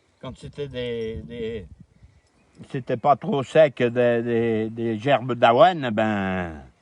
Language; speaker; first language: French; native; French